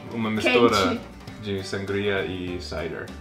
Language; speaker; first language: Portuguese; non-native, fluent; English